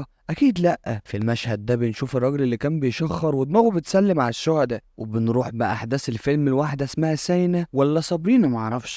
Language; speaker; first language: Arabic; native; Arabic